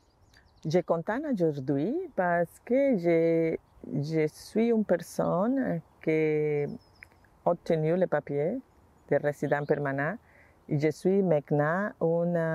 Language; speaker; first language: French; non-native, learner; Spanish